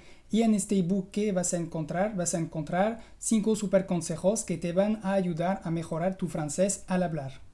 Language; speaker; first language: Spanish; non-native, fluent; French